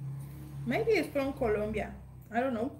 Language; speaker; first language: English; non-native, learner; Spanish